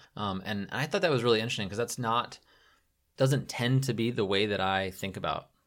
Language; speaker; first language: English; native; English